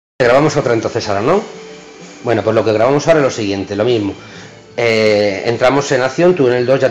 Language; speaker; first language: Spanish; native; Spanish